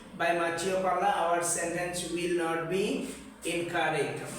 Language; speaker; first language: English; non-native, local second language; Bangla